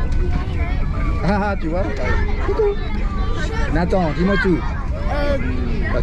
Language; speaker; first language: French; native; French